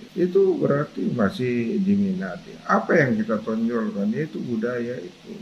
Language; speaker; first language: Indonesian; non-native, local second language; Batak Toba